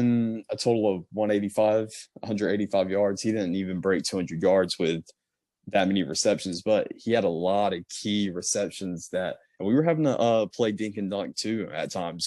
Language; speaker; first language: English; native; English